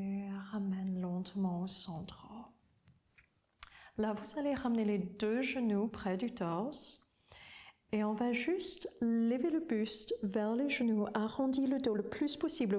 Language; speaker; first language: French; non-native, fluent; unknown